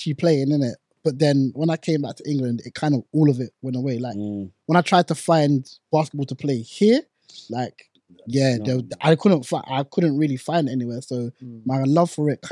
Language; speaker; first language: English; non-native, local second language; Akan